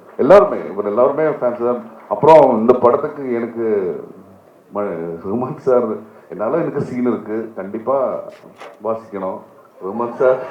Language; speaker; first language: Tamil; non-native, learner; Malayalam